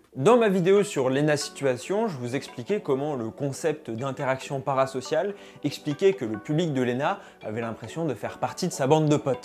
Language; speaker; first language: French; native; French